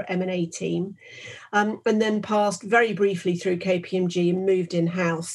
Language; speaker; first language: English; native; English